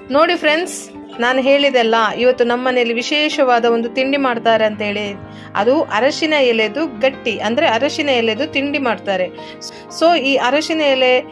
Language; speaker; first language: Kannada; non-native, local second language; Tulu